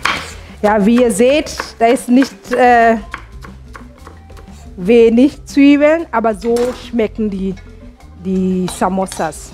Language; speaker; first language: German; non-native, fluent; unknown